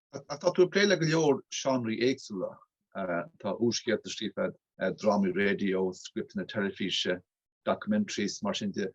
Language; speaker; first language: Irish; native; Irish